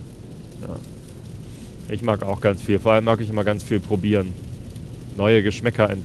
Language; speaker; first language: German; native; German